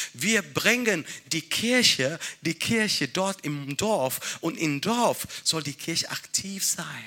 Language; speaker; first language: German; non-native, fluent; Italian